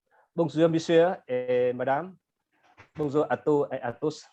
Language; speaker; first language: French; non-native, fluent; Vietnamese